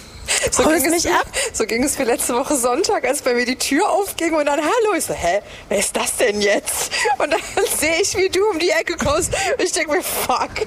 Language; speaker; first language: German; early bilingual, other home language; Greek